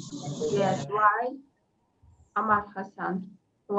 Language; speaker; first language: English; non-native, fluent; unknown